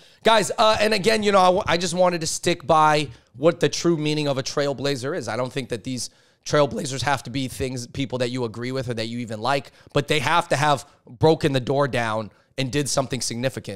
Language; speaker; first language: English; native; English